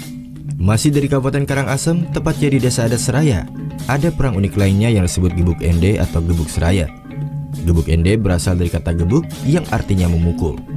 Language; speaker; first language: Indonesian; native; Indonesian